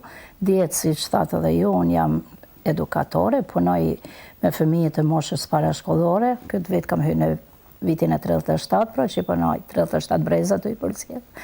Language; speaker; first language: Albanian; native; Albanian